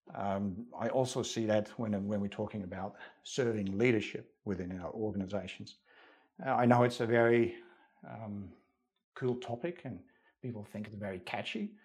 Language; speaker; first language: English; non-native, fluent; Dutch